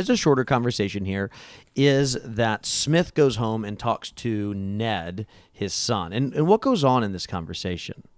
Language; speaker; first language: English; native; English